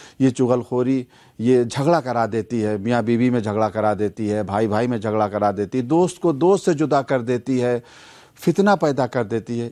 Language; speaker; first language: Urdu; native; Urdu